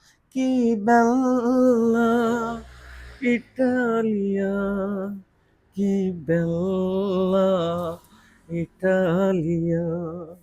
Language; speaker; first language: Italian; non-native, learner; Bangla